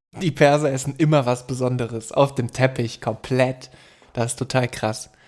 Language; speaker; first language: German; native; German